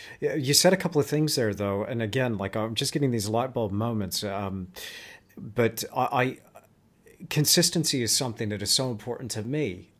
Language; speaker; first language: English; native; English